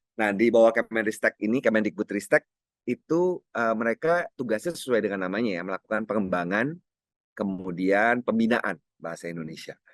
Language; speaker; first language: Indonesian; non-native, local second language; Minangkabau